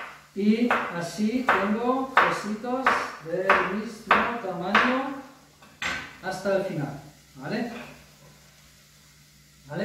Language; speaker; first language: Spanish; non-native, fluent; German